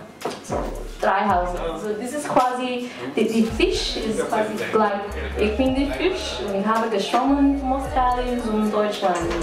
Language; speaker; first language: German; non-native, learner; Cantonese